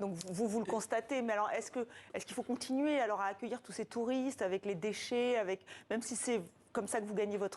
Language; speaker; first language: French; native; French